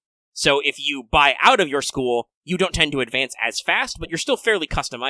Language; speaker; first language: English; native; English